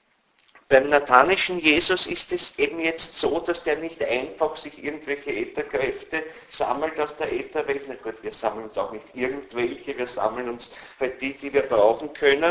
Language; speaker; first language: German; native; German